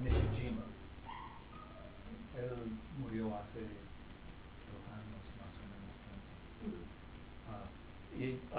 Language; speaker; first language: Spanish; non-native, fluent; English